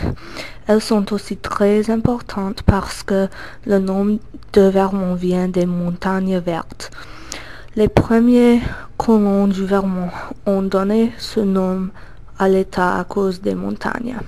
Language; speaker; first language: French; non-native, learner; English